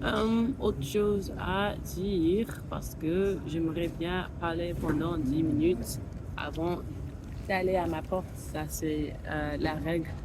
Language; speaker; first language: French; non-native, fluent; English